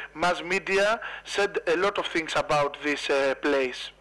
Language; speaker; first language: English; non-native, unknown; Greek